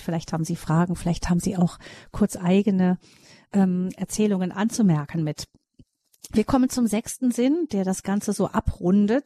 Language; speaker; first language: German; native; German